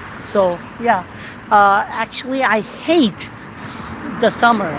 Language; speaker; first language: English; non-native, fluent; Korean